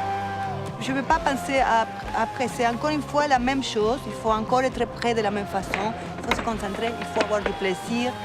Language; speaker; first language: French; non-native, fluent; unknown